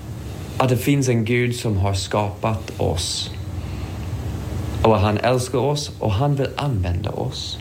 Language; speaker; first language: Swedish; non-native, fluent; English